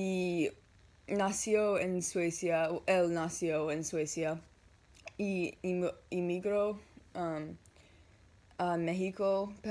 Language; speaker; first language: Spanish; non-native, learner; English